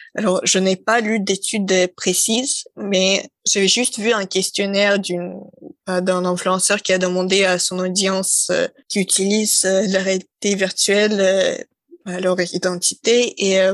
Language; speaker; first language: French; non-native, fluent; Russian